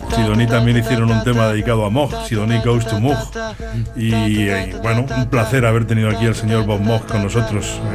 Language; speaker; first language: Spanish; native; Spanish